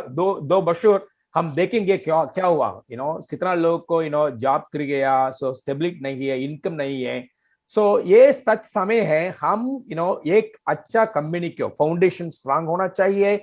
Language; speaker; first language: Hindi; non-native, fluent; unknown